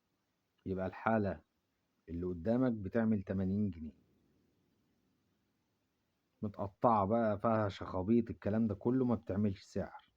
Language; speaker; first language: Arabic; native; Arabic